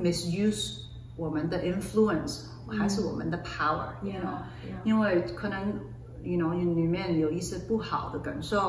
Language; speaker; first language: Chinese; early bilingual, other home language; Cantonese